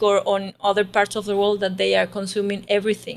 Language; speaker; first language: English; non-native, learner; Spanish